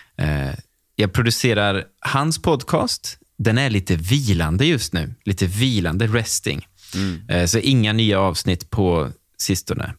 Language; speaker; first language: Swedish; native; Swedish